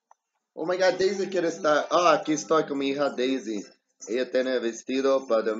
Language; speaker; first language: Spanish; early bilingual, heritage; English